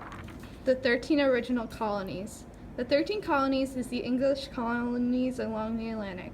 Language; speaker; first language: English; native; English